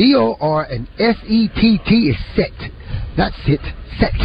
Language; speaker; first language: English; native; English